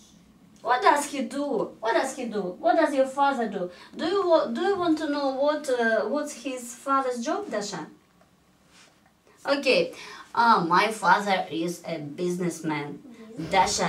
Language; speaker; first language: English; non-native, fluent; Russian